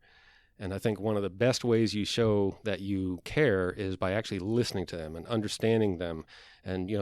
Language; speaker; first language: English; native; English